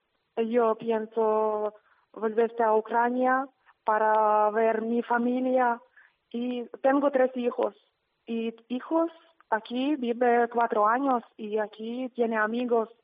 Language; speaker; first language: Spanish; non-native, learner; Ukrainian